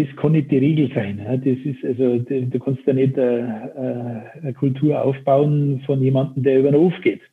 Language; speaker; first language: German; native; German